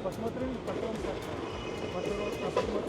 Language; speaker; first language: Russian; non-native, learner; Hindi